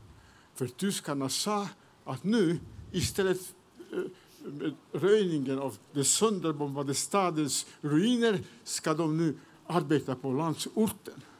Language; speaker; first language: Swedish; non-native, fluent; Serbian